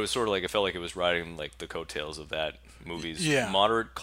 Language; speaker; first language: English; native; English